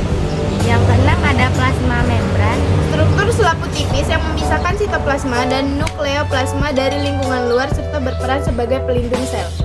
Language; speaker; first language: Indonesian; native; Indonesian